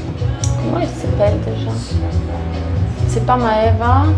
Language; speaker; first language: French; non-native, fluent; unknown